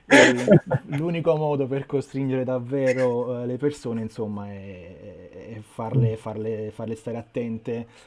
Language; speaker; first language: Italian; native; Italian